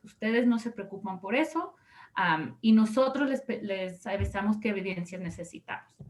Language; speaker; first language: Spanish; early bilingual, other home language; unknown